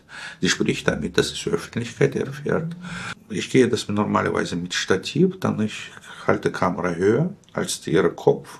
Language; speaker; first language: German; non-native, fluent; Russian